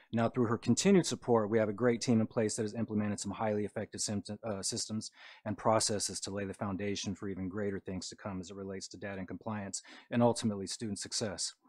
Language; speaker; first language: English; native; English